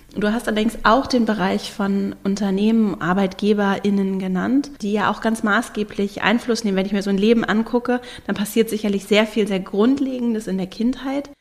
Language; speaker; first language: German; native; German